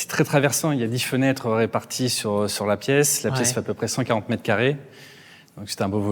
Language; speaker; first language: French; native; French